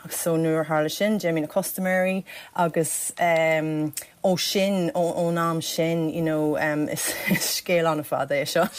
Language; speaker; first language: Irish; non-native, local second language; English